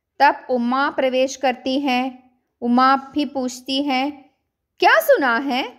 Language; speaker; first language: Hindi; non-native, local second language; Malayalam